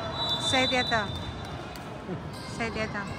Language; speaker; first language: Chinese; non-native, fluent; Filipino